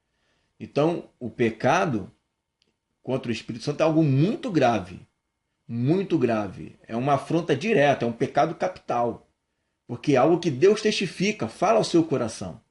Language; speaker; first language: Portuguese; native; Portuguese